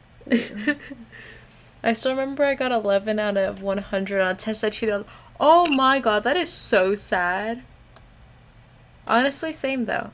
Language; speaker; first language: English; early bilingual, other home language; Spanish